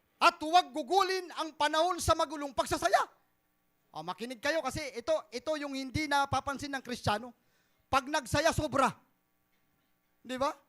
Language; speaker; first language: Filipino; non-native, local second language; Bikol